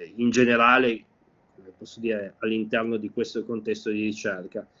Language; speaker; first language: Italian; native; Italian